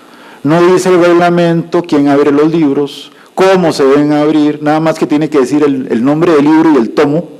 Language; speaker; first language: Spanish; native; Spanish